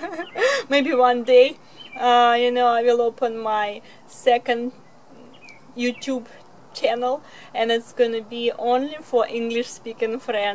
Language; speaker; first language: English; non-native, fluent; Russian